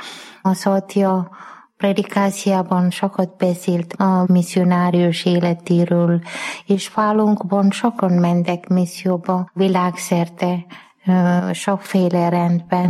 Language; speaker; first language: Hungarian; non-native, learner; Malayalam